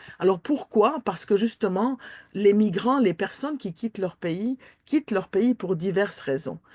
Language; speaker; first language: French; non-native, local second language; Armenian